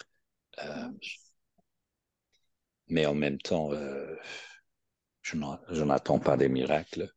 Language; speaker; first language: French; non-native, fluent; English